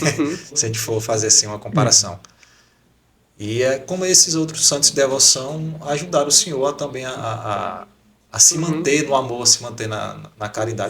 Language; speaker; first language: Portuguese; native; Portuguese